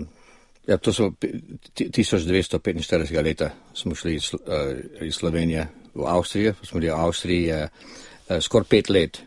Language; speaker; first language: Slovenian; early bilingual, other home language; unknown